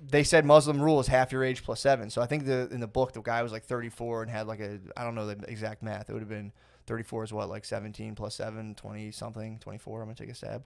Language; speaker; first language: English; native; English